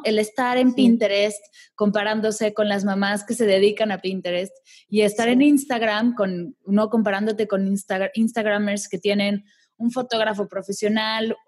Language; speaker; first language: Spanish; native; Spanish